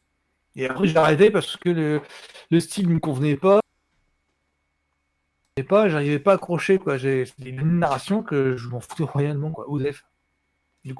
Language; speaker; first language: French; native; French